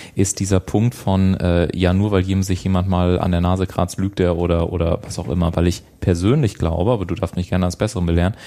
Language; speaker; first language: German; native; German